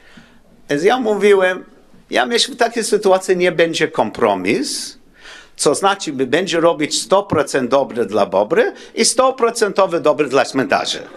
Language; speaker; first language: Polish; non-native, learner; English